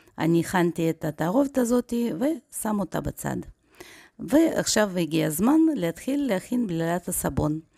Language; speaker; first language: Hebrew; non-native, fluent; Russian